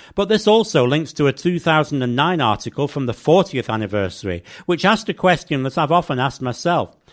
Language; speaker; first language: English; native; English